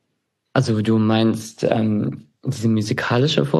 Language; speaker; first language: German; non-native, fluent; English